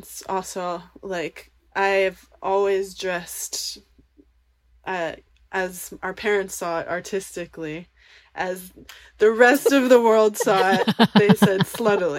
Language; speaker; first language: English; native; English